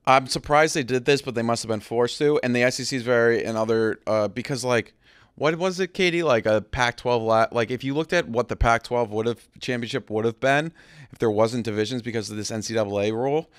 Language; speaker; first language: English; native; English